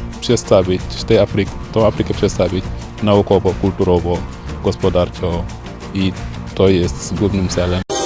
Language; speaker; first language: Polish; non-native, fluent; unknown